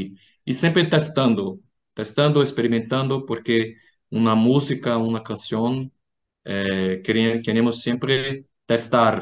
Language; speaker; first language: Spanish; non-native, fluent; Portuguese